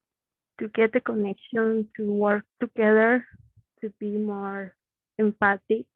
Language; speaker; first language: English; non-native, learner; Spanish